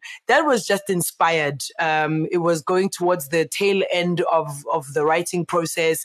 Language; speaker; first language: English; non-native, local second language; Zulu